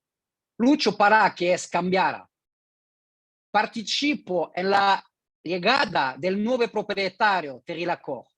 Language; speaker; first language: Spanish; non-native, learner; French